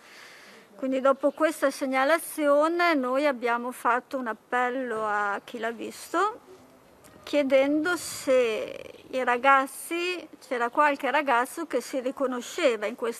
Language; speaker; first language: Italian; native; Italian